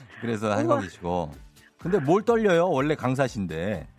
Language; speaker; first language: Korean; native; Korean